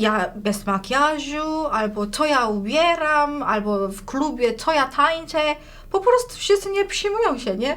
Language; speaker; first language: Polish; non-native, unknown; Korean